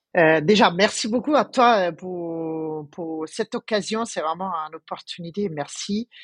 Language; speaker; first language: French; non-native, fluent; Italian